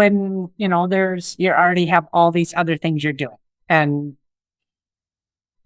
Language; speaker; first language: English; native; English